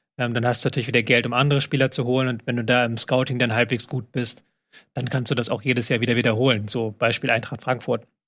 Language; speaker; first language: German; native; German